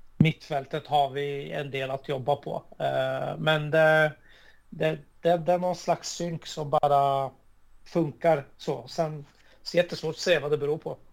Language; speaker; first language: Swedish; early bilingual, other home language; Arabic